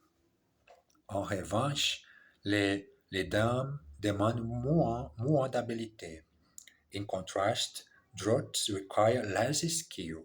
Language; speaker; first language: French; non-native, learner; English